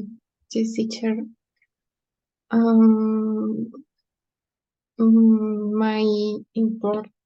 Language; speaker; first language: English; non-native, learner; Spanish